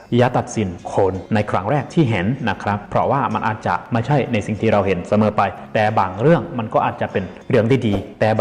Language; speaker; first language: Thai; native; Thai